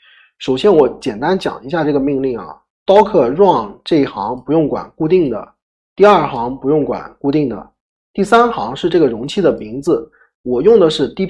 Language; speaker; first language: Chinese; native; Chinese